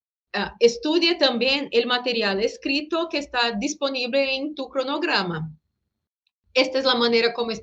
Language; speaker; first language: Spanish; non-native, fluent; Portuguese